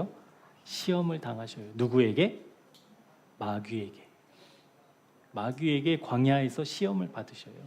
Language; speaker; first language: Korean; native; Korean